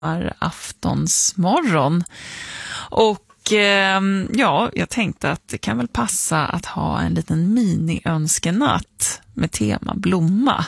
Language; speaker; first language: Swedish; native; Swedish